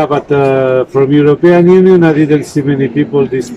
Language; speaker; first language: English; non-native, fluent; Spanish